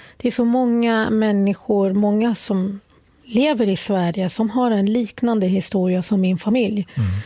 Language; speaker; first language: Swedish; early bilingual, other home language; Arabic